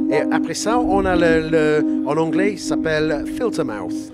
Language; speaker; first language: French; non-native, learner; English